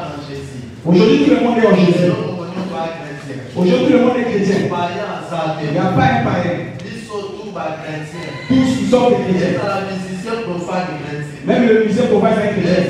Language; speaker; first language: French; non-native, local second language; Lingala